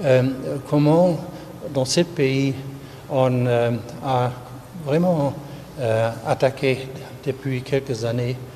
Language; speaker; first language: French; non-native, fluent; German